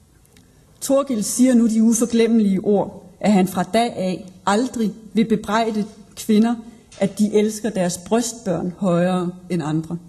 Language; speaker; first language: Danish; native; Danish